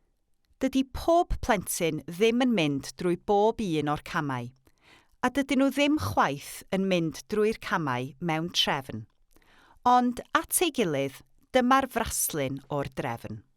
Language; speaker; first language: Welsh; native; Welsh